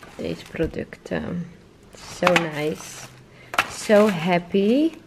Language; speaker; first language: Dutch; non-native, fluent; Chechen